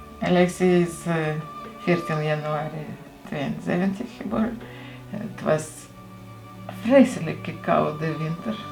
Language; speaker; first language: Dutch; non-native, fluent; Russian